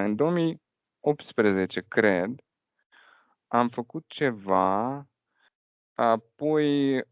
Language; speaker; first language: Romanian; non-native, fluent; Russian